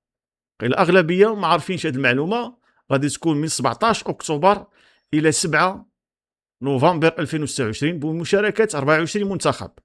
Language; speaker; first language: Arabic; native; Arabic